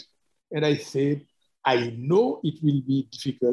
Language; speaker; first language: English; non-native, fluent; Wolof